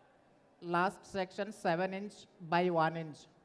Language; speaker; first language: Kannada; non-native, learner; Bangla